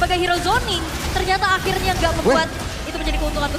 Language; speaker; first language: Indonesian; native; Indonesian